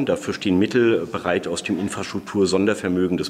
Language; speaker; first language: German; native; German